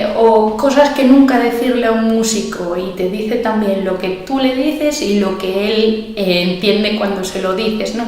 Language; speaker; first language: Spanish; native; Spanish